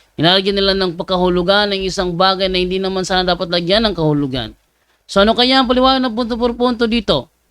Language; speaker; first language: Filipino; native; Filipino